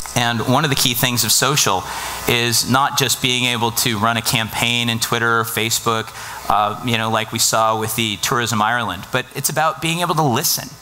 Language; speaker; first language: English; native; English